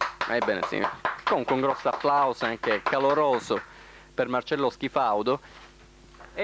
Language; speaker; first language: Italian; native; Italian